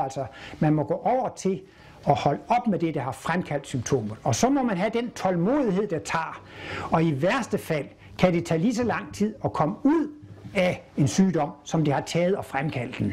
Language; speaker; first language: Danish; native; Danish